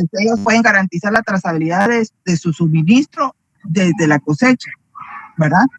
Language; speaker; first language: Spanish; native; Spanish